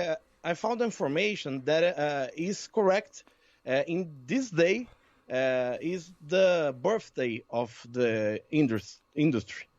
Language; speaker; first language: English; non-native, learner; Portuguese